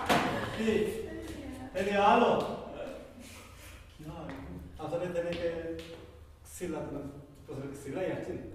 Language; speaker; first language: Greek; non-native, learner; Punjabi